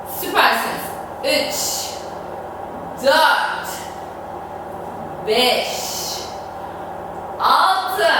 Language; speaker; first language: Turkish; non-native, fluent; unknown